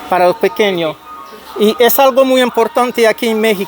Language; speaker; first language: Spanish; non-native, fluent; French